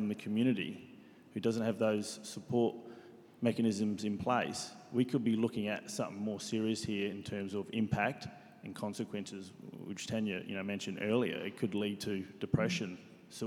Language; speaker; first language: English; native; English